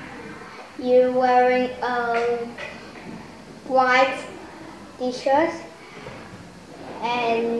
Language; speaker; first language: English; non-native, learner; Vietnamese